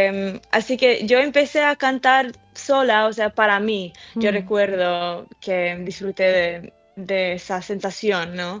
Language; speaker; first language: Spanish; early bilingual, heritage; English